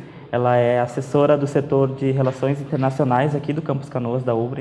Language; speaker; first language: Portuguese; native; Portuguese